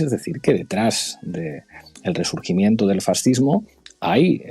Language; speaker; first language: Spanish; native; Spanish